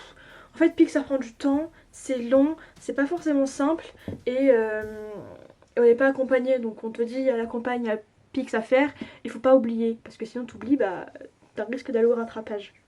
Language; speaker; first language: French; native; French